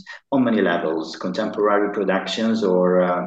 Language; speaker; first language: English; non-native, fluent; Italian